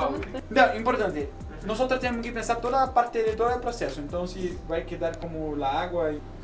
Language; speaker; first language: Spanish; non-native, learner; Portuguese